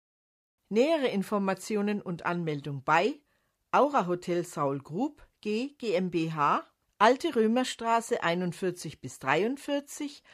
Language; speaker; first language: German; native; German